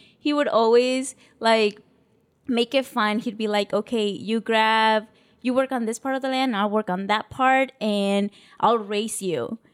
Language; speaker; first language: English; early bilingual, other home language; Spanish